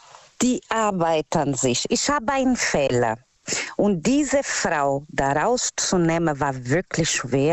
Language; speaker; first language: German; non-native, learner; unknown